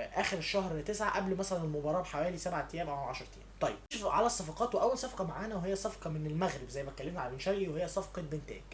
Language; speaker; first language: Arabic; native; Arabic